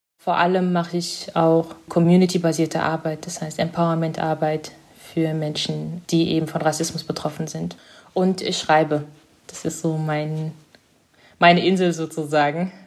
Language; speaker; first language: German; early bilingual, other home language; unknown